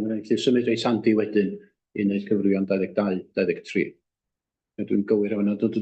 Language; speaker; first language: Welsh; native; Welsh